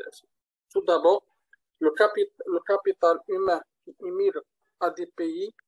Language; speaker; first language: French; non-native, learner; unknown